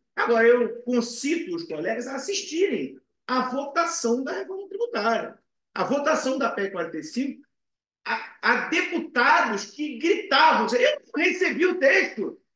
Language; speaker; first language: Portuguese; native; Portuguese